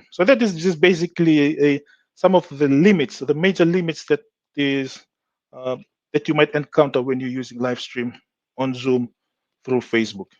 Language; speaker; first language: English; non-native, local second language; Fijian